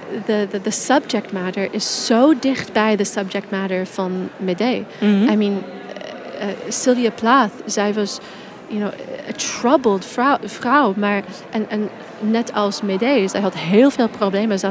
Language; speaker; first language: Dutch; non-native, fluent; English